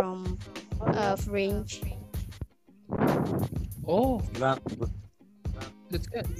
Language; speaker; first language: English; non-native, learner; Indonesian